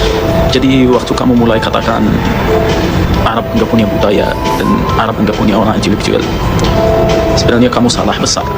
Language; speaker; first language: Indonesian; non-native, fluent; Arabic